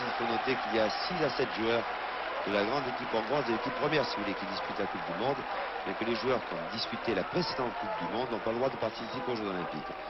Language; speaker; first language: French; native; French